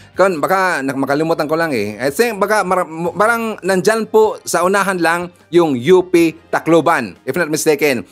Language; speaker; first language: Filipino; non-native, local second language; Cebuano